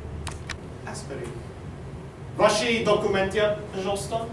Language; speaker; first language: Russian; non-native, learner; English